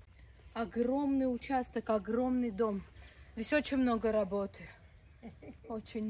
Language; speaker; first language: Russian; native; Russian